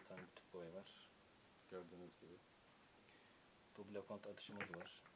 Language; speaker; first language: Turkish; native; Turkish